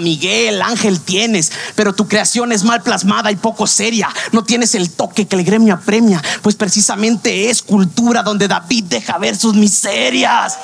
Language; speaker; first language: Spanish; native; Spanish